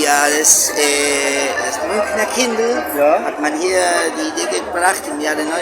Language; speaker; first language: German; early bilingual, heritage; Spanish